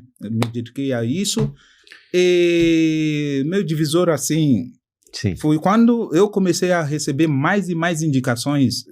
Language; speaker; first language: Portuguese; non-native, fluent; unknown